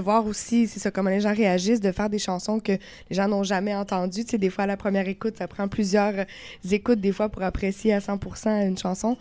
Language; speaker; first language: French; native; French